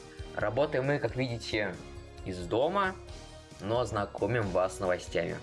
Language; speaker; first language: Russian; native; Russian